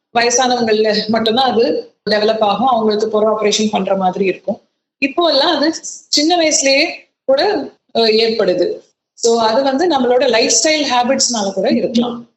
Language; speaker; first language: Tamil; native; Tamil